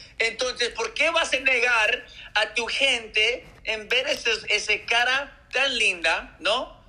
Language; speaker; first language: Spanish; early bilingual, heritage; Spanish